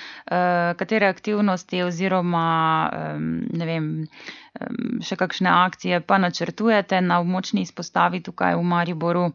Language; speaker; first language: Slovenian; native; Slovenian